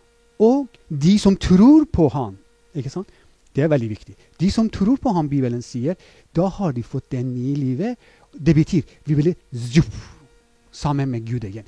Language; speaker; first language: Norwegian; non-native, fluent; Persian